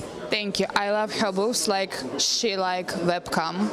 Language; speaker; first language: English; non-native, learner; Russian